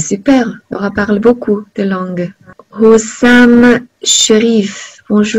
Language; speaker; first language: French; non-native, learner; Chinese